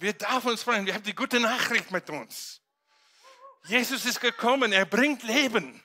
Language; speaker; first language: German; non-native, fluent; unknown